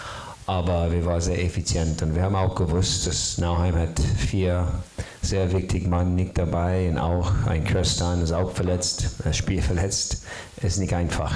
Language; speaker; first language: German; non-native, fluent; English